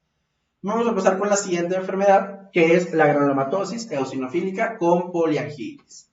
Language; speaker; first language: Spanish; native; Spanish